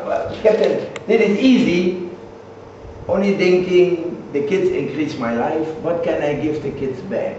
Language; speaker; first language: English; non-native, learner; Dutch